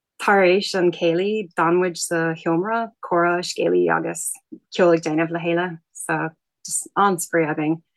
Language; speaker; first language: Irish; non-native, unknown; English